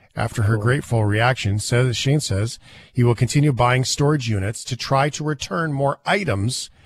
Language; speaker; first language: English; native; English